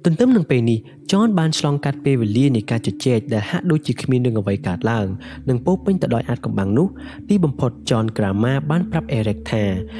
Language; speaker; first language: Khmer; native; Khmer